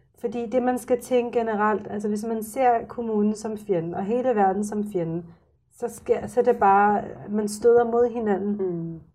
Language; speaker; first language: Danish; early bilingual, other home language; Arabic